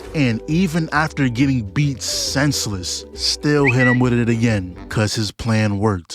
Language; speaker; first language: English; native; English